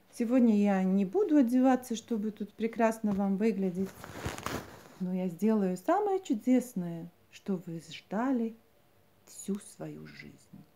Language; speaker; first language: Russian; non-native, local second language; Latvian